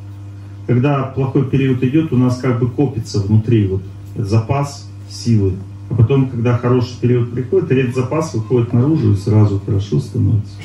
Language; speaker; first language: Russian; native; Russian